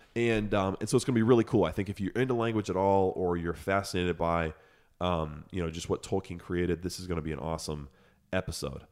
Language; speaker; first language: English; native; English